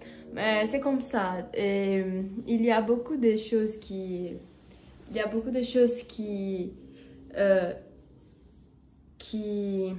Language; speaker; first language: French; non-native, learner; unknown